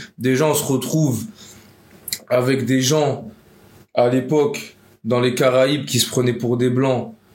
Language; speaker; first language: French; early bilingual, other home language; Wolof